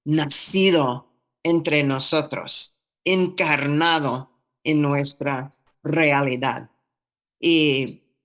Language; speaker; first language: Spanish; non-native, fluent; English